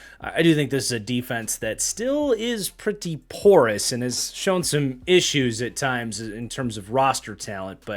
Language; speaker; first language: English; native; English